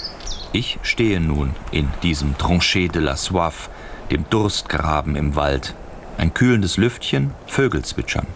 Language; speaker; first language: German; native; German